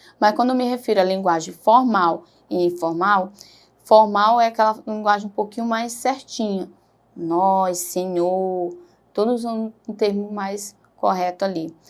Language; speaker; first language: Portuguese; native; Portuguese